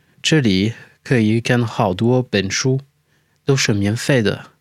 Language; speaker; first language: Chinese; non-native, learner; French